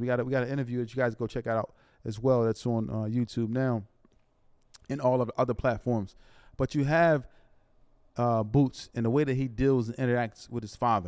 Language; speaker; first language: English; native; English